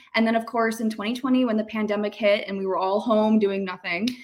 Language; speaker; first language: English; native; English